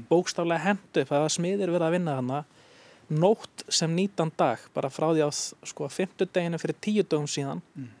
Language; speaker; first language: Icelandic; native; Icelandic